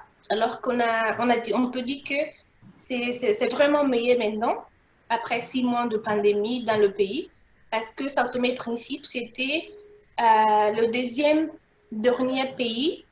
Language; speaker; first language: French; non-native, local second language; Portuguese